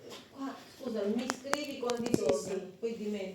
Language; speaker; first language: Italian; non-native, local second language; Georgian